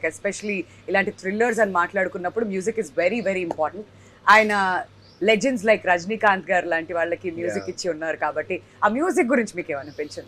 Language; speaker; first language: Telugu; native; Telugu